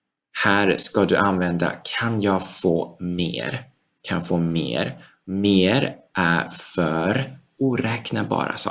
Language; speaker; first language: Swedish; non-native, fluent; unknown